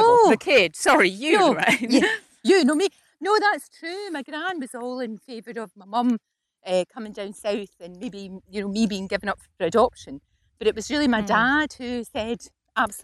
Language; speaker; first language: English; native; English